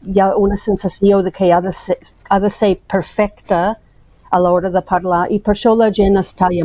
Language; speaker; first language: Catalan; non-native, fluent; English